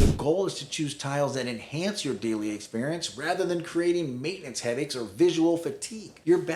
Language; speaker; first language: English; native; English